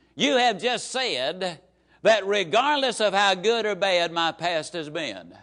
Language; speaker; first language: English; native; English